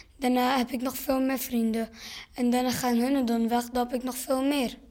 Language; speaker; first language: Dutch; early bilingual, other home language; Persian